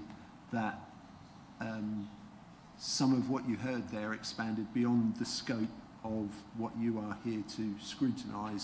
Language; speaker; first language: English; native; English